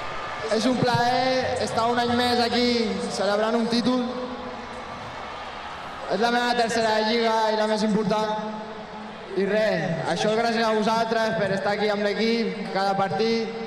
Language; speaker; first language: Catalan; native; Catalan